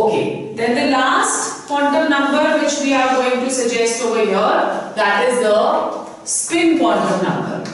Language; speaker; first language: English; non-native, local second language; Hindi